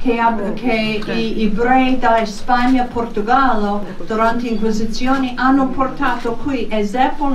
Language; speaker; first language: Italian; non-native, fluent; English